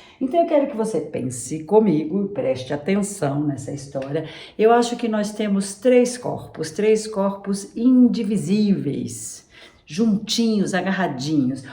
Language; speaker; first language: Portuguese; native; Portuguese